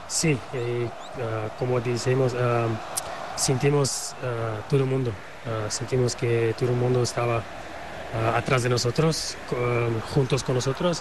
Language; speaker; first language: Spanish; non-native, learner; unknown